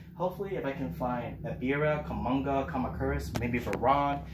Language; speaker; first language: English; native; English